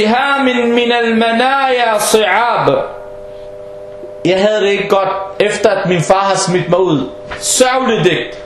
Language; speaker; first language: Danish; early bilingual, heritage; Danish